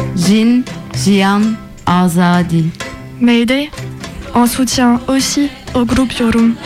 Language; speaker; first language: French; non-native, fluent; Turkish